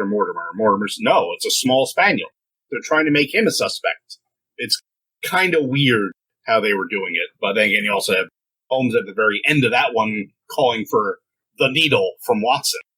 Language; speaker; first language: English; native; English